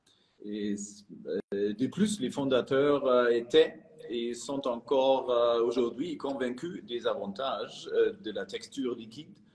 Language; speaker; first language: French; non-native, fluent; German